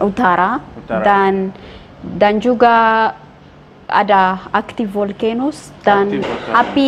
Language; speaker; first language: Indonesian; non-native, learner; Amharic